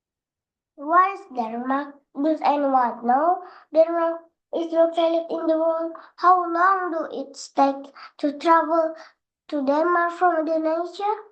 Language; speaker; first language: English; non-native, learner; Indonesian